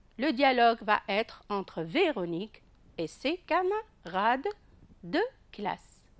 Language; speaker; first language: French; non-native, local second language; Arabic